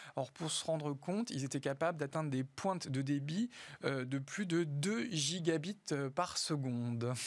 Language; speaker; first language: French; native; French